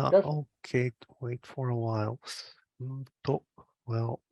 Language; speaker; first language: English; non-native, learner; Japanese